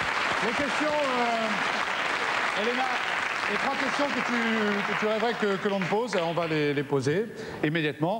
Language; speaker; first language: French; native; French